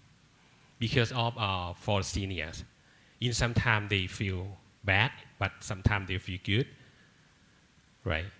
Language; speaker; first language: English; non-native, learner; Thai